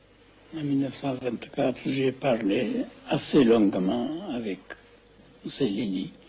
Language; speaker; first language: French; non-native, fluent; Amharic